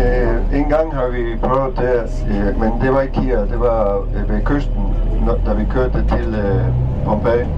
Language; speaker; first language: Danish; non-native, fluent; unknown